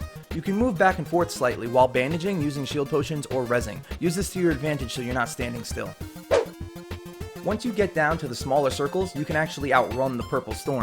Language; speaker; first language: English; native; English